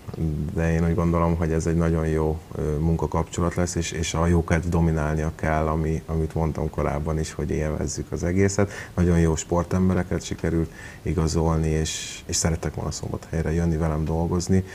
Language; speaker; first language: Hungarian; native; Hungarian